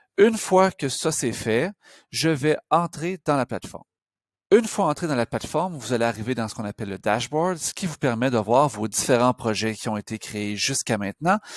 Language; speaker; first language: French; native; French